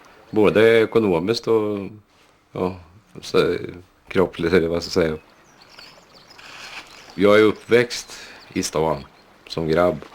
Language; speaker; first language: Swedish; native; Swedish